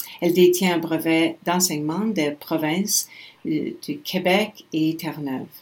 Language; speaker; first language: French; non-native, local second language; English